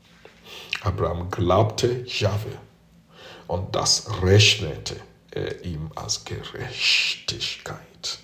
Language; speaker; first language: German; non-native, fluent; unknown